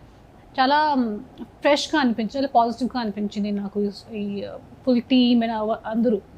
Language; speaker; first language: Telugu; non-native, local second language; Hindi